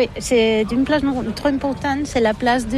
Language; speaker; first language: French; non-native, learner; Catalan